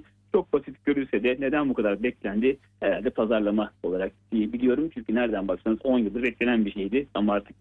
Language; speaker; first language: Turkish; native; Turkish